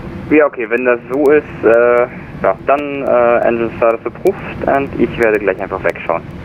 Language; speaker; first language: German; native; German